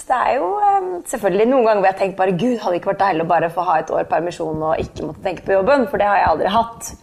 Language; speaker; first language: Norwegian; native; Norwegian